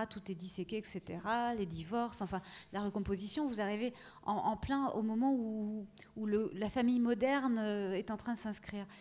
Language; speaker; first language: French; native; French